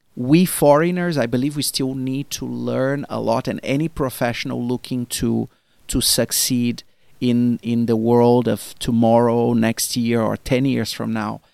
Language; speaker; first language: English; non-native, fluent; Portuguese